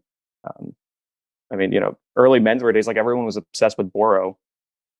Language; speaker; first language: English; native; English